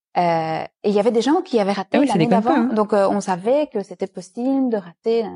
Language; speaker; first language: French; native; French